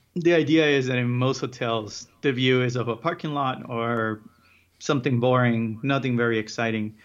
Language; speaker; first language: English; early bilingual, other home language; Spanish